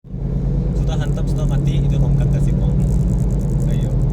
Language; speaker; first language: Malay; non-native, learner; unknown